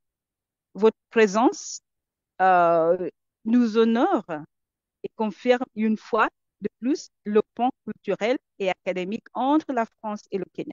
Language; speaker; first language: French; non-native, fluent; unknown